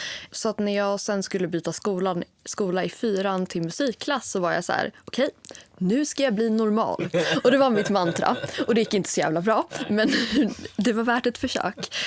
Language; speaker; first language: Swedish; native; Swedish